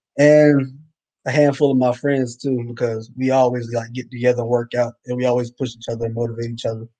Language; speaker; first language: English; native; English